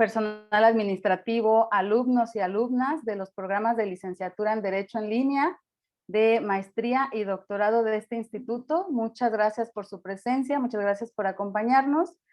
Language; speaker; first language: Spanish; native; Spanish